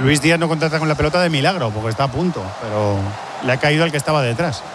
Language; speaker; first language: Spanish; native; Spanish